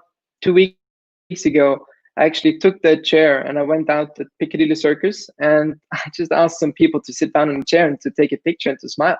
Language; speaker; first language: English; non-native, fluent; German